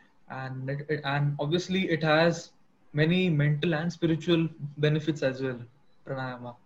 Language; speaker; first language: English; non-native, local second language; Hindi